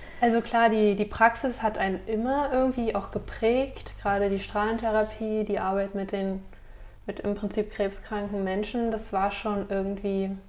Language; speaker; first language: German; native; German